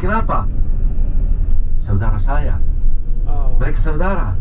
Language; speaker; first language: Indonesian; non-native, fluent; Arabic